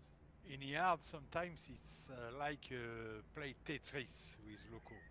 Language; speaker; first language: English; non-native, learner; French